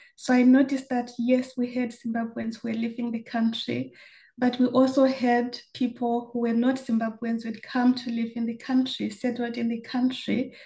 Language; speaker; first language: English; non-native, local second language; Shona